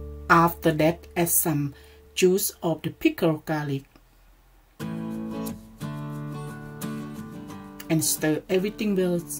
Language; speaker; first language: English; non-native, learner; Thai